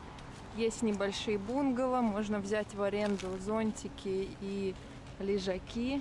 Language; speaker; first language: Russian; early bilingual, heritage; Russian